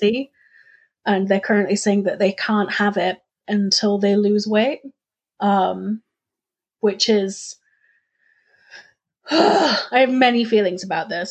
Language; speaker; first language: English; native; English